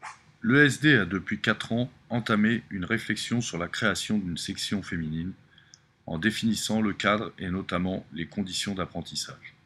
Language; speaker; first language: French; native; French